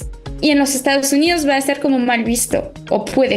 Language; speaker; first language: Spanish; non-native, fluent; French